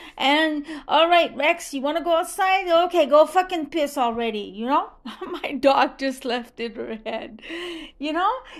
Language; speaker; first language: English; non-native, fluent; French